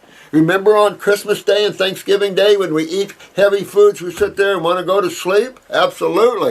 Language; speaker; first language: English; native; English